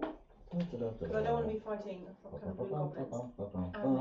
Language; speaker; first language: English; native; English